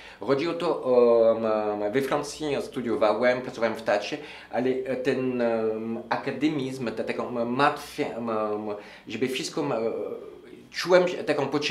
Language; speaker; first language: Polish; non-native, learner; French